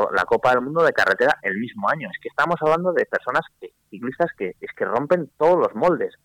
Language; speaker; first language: Spanish; native; Spanish